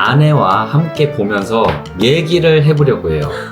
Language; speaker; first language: Korean; native; Korean